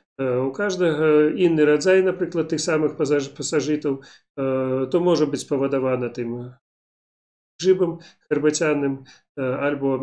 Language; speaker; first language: Polish; non-native, learner; Belarusian